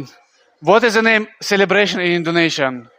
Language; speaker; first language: English; non-native, fluent; Russian